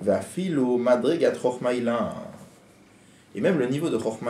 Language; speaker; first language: French; native; French